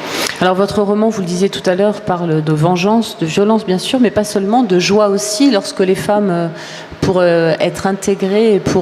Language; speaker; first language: French; native; French